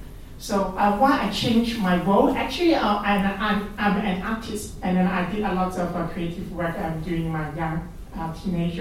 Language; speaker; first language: English; non-native, local second language; Cantonese